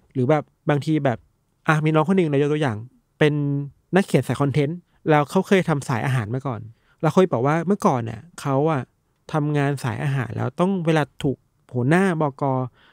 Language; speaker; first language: Thai; native; Thai